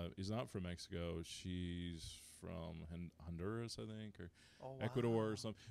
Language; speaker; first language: English; native; English